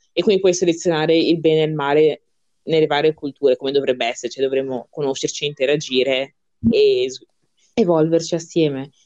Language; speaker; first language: Italian; early bilingual, other home language; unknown